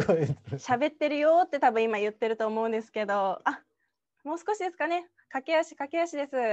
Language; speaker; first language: Japanese; native; Japanese